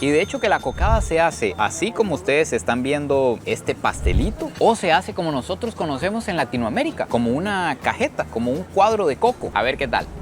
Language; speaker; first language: Spanish; native; Spanish